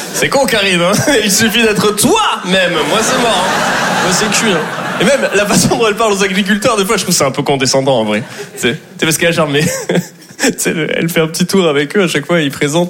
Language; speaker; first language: French; native; French